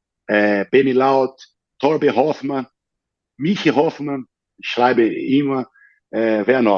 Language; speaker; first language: German; non-native, learner; Portuguese